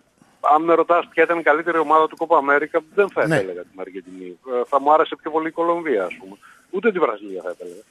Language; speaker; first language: Greek; native; Greek